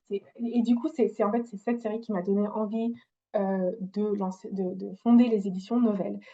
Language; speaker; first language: French; non-native, fluent; English